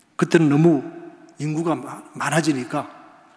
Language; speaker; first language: Korean; native; Korean